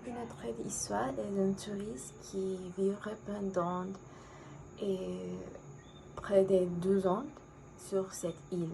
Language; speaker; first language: French; non-native, learner; Spanish